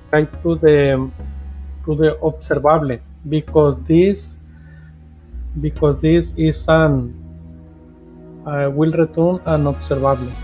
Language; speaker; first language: English; non-native, fluent; Spanish